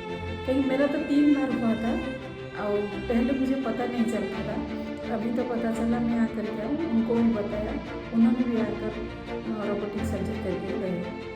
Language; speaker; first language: Hindi; non-native, local second language; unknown